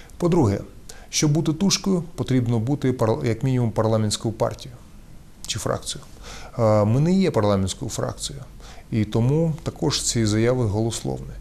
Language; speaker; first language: Ukrainian; non-native, local second language; Russian